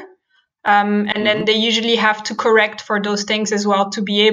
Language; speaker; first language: English; non-native, fluent; French